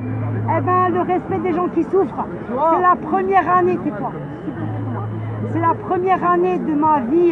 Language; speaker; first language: French; native; French